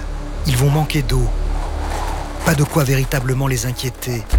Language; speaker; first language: French; native; French